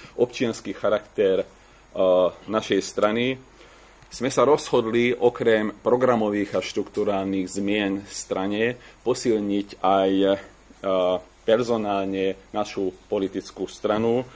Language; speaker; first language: Slovak; non-native, local second language; Hungarian